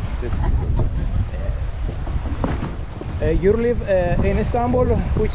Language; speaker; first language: English; non-native, learner; Amharic